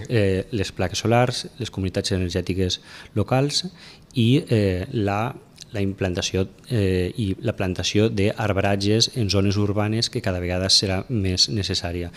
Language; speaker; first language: Catalan; native; Catalan